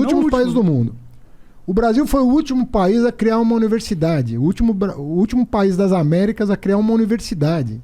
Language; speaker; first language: Portuguese; native; Portuguese